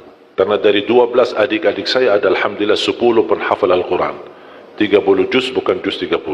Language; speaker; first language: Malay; non-native, fluent; Arabic